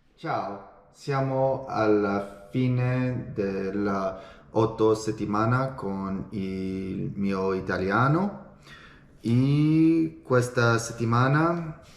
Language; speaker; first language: Italian; non-native, learner; English